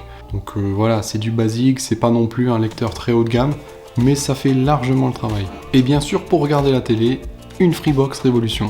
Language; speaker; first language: French; native; French